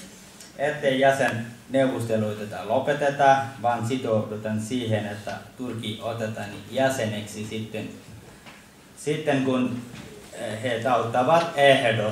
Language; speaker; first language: Finnish; non-native, learner; Turkish